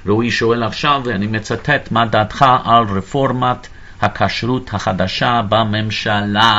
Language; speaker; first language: Hebrew; non-native, fluent; English